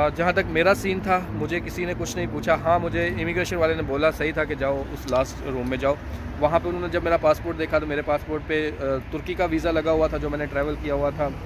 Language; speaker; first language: Urdu; non-native, local second language; Punjabi